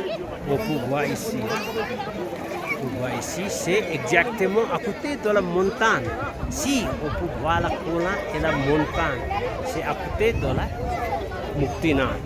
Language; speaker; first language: French; non-native, learner; Nepali